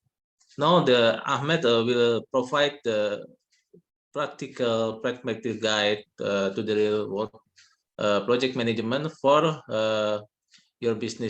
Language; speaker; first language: English; non-native, learner; Indonesian